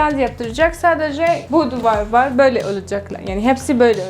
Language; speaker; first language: Turkish; non-native, learner; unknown